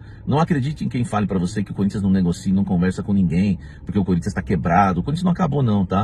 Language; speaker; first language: Portuguese; native; Portuguese